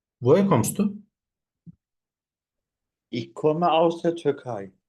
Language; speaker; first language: German; non-native, fluent; Turkish